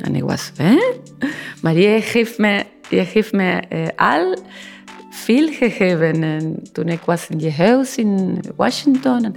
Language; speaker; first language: Dutch; non-native, learner; Spanish